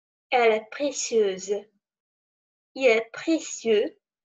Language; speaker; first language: French; non-native, fluent; Czech